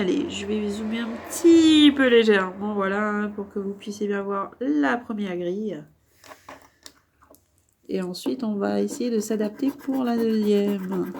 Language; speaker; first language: French; native; French